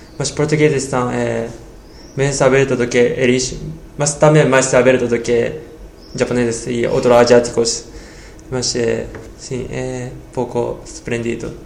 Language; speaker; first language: Portuguese; non-native, learner; Japanese